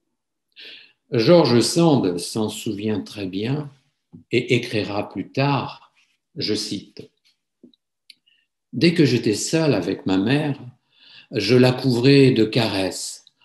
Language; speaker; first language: French; native; French